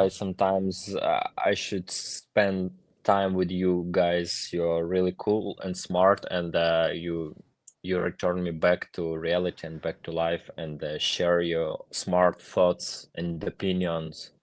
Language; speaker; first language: English; non-native, fluent; Ukrainian